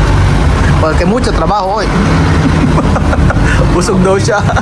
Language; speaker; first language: Spanish; non-native, learner; Filipino